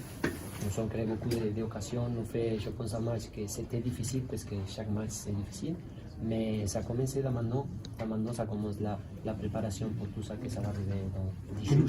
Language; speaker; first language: French; non-native, learner; Spanish